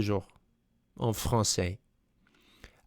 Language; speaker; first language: French; non-native, fluent; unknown